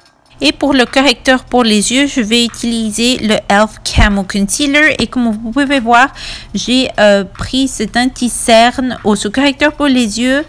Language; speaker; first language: French; non-native, fluent; Spanish